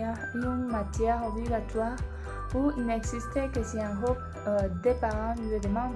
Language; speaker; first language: French; non-native, learner; Spanish